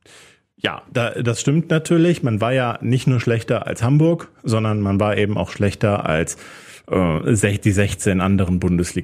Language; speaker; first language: German; native; German